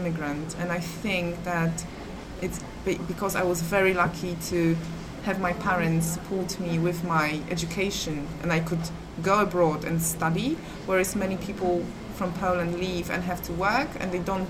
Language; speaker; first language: English; non-native, fluent; Polish